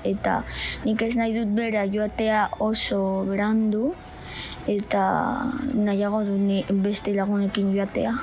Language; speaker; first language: Basque; non-native, local second language; Spanish